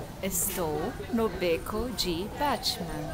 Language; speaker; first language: Portuguese; non-native, fluent; Croatian